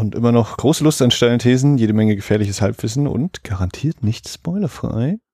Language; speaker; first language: German; native; German